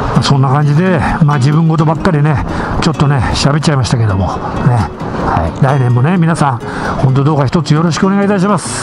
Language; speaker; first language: Japanese; native; Japanese